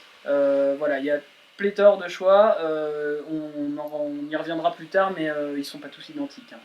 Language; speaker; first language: French; native; French